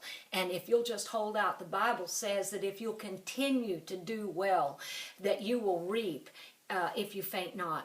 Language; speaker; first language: English; native; English